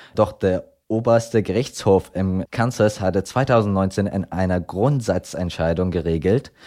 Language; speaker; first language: German; non-native, fluent; Arabic